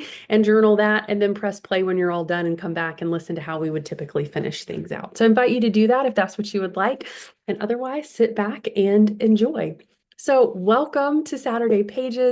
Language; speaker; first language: English; native; English